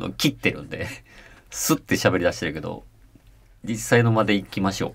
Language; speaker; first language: Japanese; native; Japanese